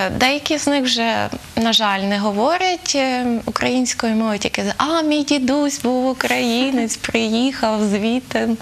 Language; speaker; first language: Ukrainian; native; Ukrainian